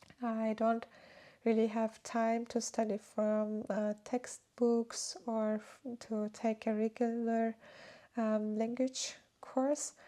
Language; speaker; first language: English; non-native, fluent; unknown